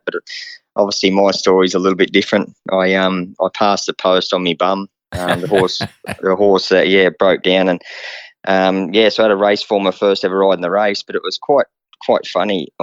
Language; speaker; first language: English; native; English